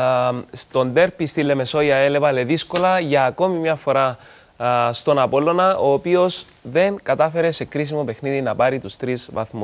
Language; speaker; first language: Greek; native; Greek